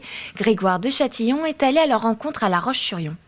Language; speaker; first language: French; native; French